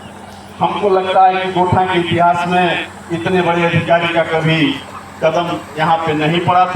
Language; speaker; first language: Hindi; native; Hindi